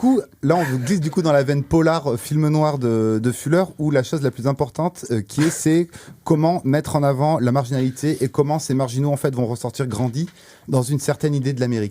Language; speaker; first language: French; native; French